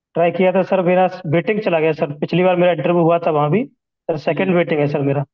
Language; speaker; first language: Hindi; native; Hindi